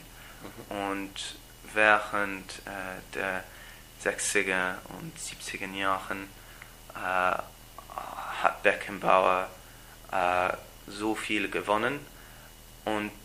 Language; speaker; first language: German; non-native, learner; English